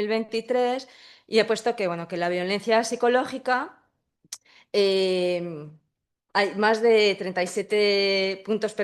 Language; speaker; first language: Spanish; native; Spanish